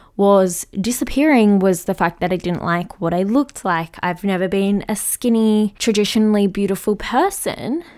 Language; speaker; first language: English; native; English